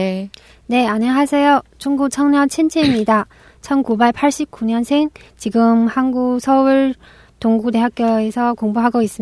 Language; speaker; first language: Korean; non-native, local second language; Chinese